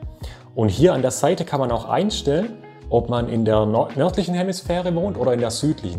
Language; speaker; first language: German; native; German